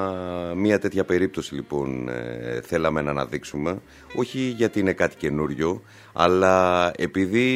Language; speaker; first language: Greek; native; Greek